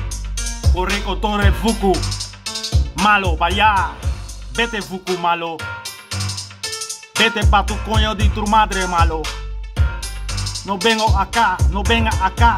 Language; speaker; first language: Spanish; non-native, learner; Papiamento